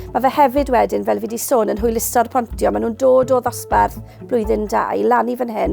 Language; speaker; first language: Welsh; native; Welsh